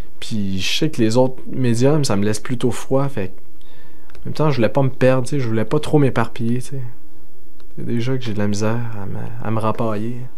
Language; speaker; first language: French; native; French